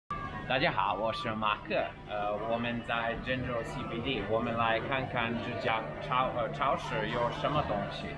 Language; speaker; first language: Chinese; non-native, learner; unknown